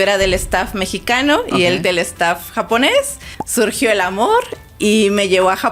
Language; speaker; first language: Spanish; native; Spanish